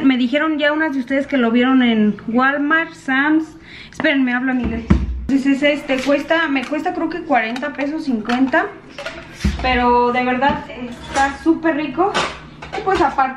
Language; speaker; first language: Spanish; native; Spanish